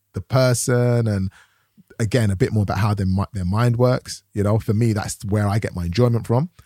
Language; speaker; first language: English; native; English